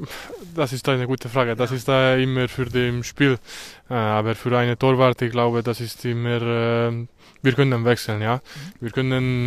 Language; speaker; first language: German; non-native, learner; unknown